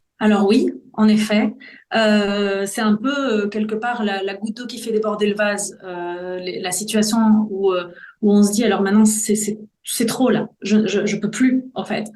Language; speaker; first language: French; early bilingual, other home language; Spanish